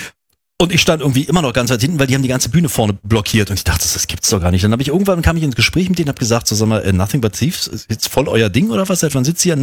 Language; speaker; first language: German; native; German